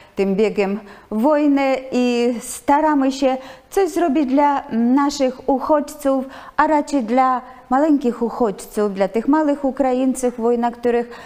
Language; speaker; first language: Polish; non-native, fluent; Ukrainian